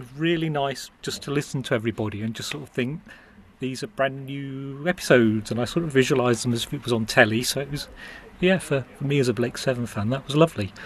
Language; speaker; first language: English; early bilingual, other home language; Hindi